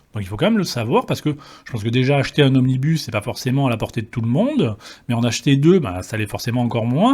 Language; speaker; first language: French; native; French